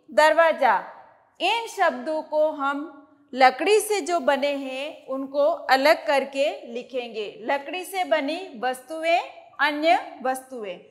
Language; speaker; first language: Hindi; native; Hindi